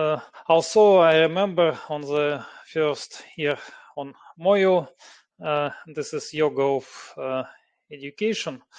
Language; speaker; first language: English; non-native, learner; Russian